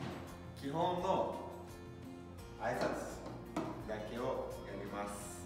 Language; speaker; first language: Japanese; non-native, fluent; Portuguese